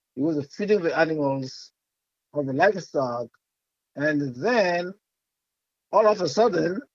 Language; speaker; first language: English; non-native, fluent; French